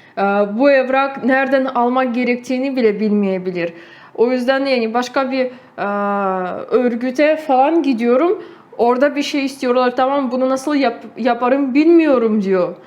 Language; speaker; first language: Turkish; non-native, fluent; Russian